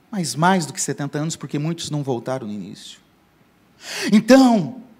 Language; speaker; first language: Portuguese; native; Portuguese